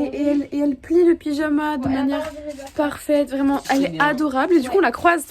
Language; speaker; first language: French; native; French